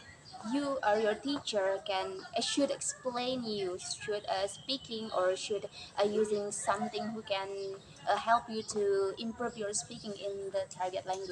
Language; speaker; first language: English; non-native, learner; Indonesian